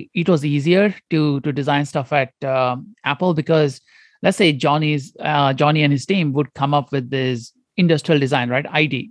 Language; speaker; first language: English; non-native, local second language; Konkani